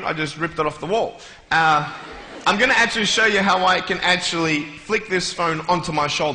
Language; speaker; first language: English; native; English